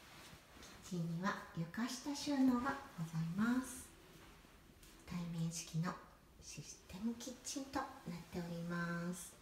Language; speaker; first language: Japanese; native; Japanese